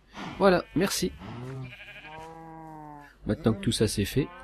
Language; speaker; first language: French; native; French